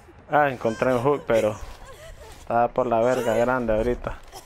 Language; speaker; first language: Spanish; native; Spanish